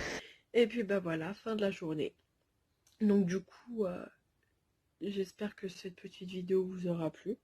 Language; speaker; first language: French; native; French